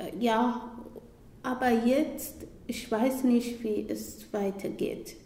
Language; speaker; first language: German; non-native, learner; Somali